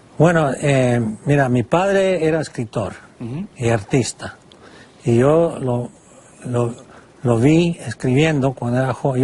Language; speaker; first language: Spanish; non-native, fluent; English